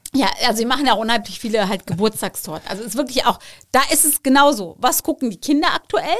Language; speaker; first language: German; early bilingual, other home language; Turkish